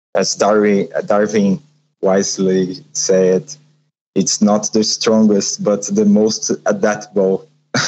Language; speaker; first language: English; non-native, learner; Portuguese